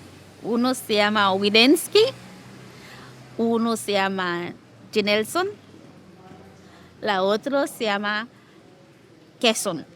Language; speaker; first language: Spanish; non-native, local second language; Haitian Creole